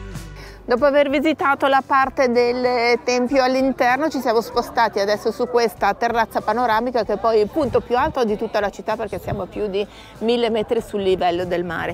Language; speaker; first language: Italian; native; Italian